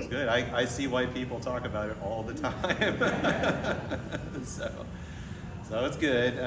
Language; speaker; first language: English; native; English